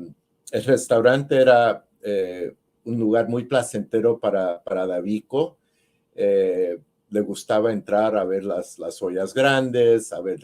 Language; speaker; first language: Spanish; early bilingual, heritage; Spanish